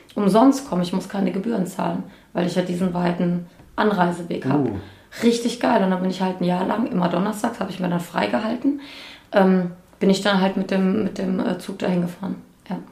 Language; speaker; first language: German; native; German